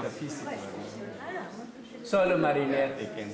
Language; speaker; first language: Italian; non-native, learner; English